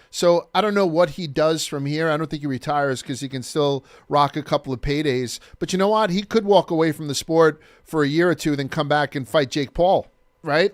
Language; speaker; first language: English; native; English